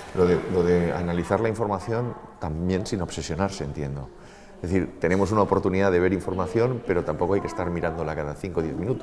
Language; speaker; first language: Spanish; native; Spanish